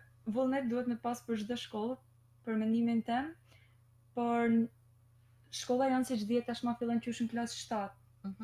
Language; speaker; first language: Albanian; native; Albanian